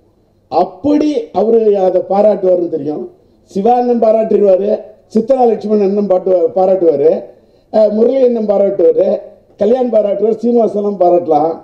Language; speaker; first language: Tamil; native; Tamil